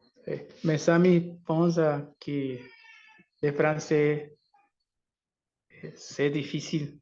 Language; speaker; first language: French; non-native, learner; Spanish